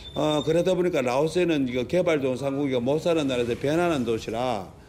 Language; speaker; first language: Korean; native; Korean